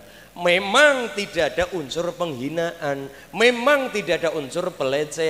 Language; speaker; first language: Indonesian; non-native, local second language; Javanese